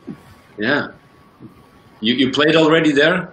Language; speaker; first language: English; non-native, fluent; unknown